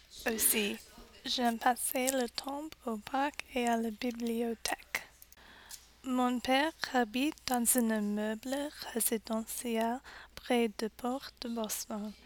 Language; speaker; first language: French; non-native, learner; English